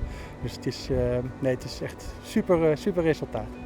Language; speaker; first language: Dutch; native; Dutch